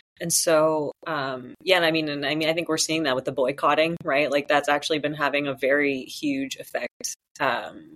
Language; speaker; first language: English; native; English